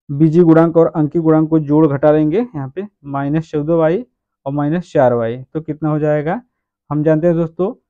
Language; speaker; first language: Hindi; native; Hindi